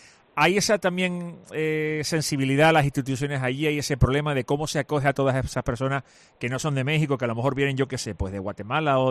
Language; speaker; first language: Spanish; native; Spanish